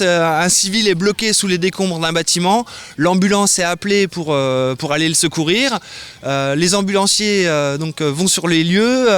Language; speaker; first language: French; native; French